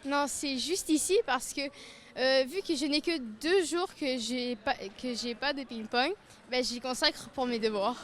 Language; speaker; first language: French; native; French